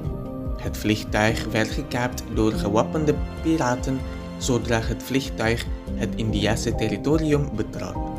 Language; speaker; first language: Dutch; non-native, fluent; Indonesian